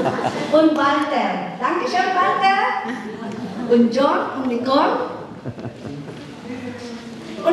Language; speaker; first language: German; non-native, learner; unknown